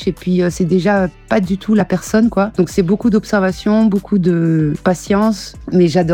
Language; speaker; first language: French; early bilingual, other home language; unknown